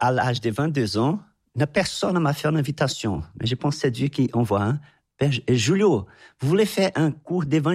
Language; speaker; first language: French; non-native, fluent; Portuguese